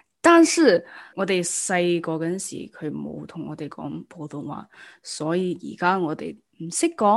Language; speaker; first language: Cantonese; early bilingual, heritage; Cantonese